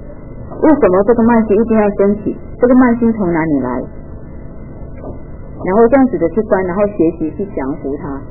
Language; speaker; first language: Chinese; native; Chinese